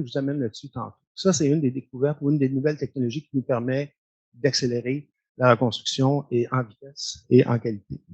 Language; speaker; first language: French; native; French